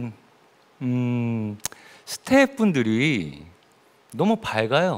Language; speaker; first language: Korean; native; Korean